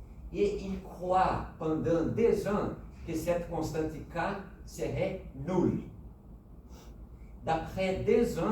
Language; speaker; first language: French; non-native, fluent; Portuguese